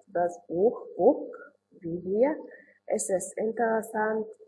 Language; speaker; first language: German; non-native, learner; Arabic